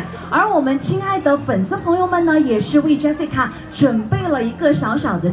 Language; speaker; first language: Chinese; native; Chinese